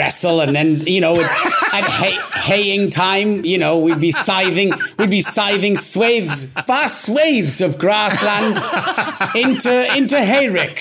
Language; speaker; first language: English; non-native, local second language; Welsh